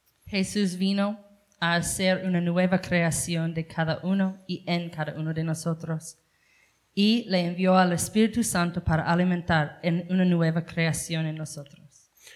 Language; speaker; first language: Spanish; non-native, fluent; English